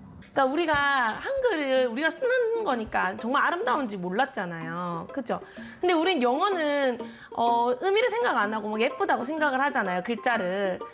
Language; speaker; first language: Korean; native; Korean